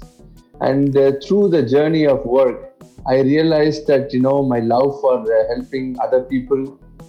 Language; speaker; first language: English; non-native, local second language; Tamil